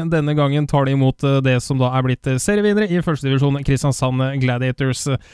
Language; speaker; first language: Norwegian; native; Norwegian